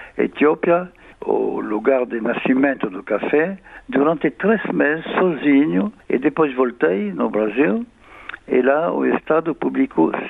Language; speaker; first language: Portuguese; non-native, fluent; French